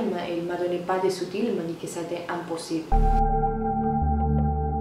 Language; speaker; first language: French; non-native, learner; Spanish